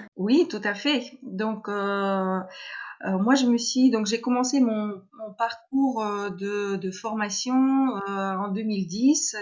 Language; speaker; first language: French; non-native, fluent; Russian